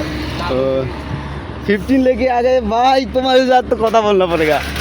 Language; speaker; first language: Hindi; non-native, local second language; Bangla